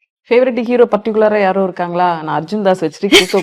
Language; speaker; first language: Tamil; native; Tamil